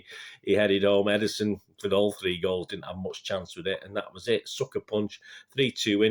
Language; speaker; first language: English; native; English